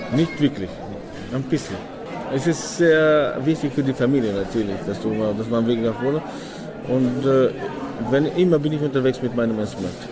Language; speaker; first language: German; non-native, fluent; Arabic